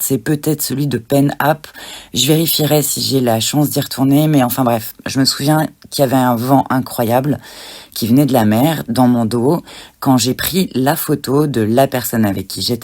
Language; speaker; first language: French; native; French